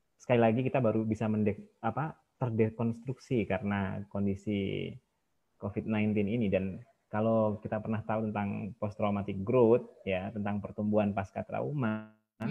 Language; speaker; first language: Indonesian; native; Indonesian